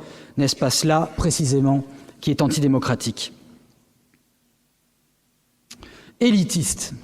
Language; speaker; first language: French; native; French